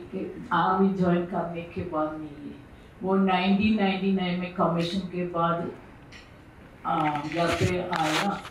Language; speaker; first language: Hindi; non-native, local second language; Malayalam